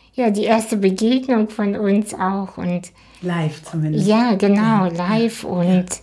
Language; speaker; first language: German; native; German